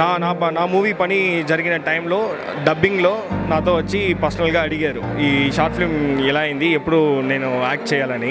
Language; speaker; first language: Telugu; non-native, learner; Tamil